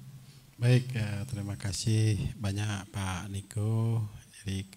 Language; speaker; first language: Indonesian; native; Indonesian